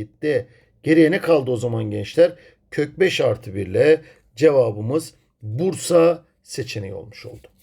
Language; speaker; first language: Turkish; native; Turkish